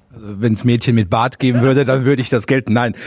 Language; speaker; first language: German; native; German